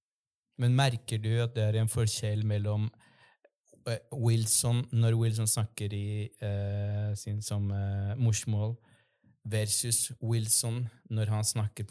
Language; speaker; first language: Norwegian; non-native, fluent; Spanish